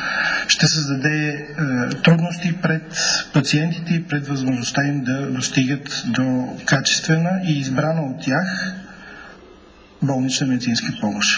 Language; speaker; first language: Bulgarian; native; Bulgarian